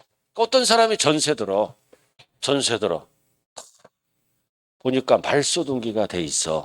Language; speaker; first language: Korean; native; Korean